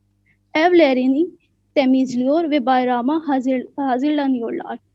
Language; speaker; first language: Turkish; non-native, learner; Urdu